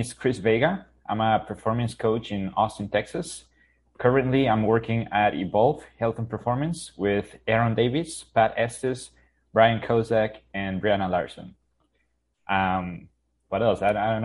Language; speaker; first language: English; non-native, fluent; Spanish